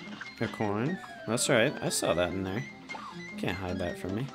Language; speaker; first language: English; native; English